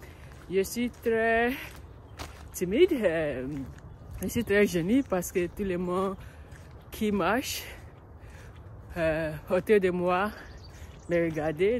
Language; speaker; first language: French; non-native, learner; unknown